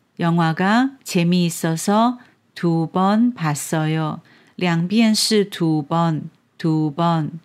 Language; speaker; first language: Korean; non-native, fluent; Chinese